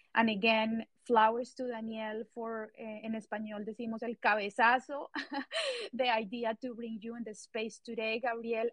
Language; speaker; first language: English; non-native, fluent; Spanish